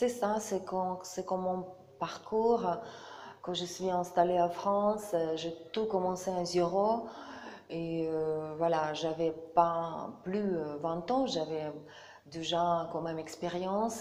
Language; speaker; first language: French; non-native, learner; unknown